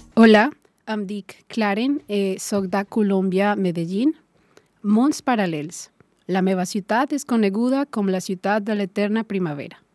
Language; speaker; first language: Catalan; non-native, learner; Spanish